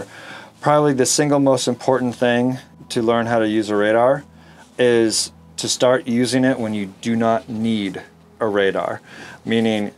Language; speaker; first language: English; native; English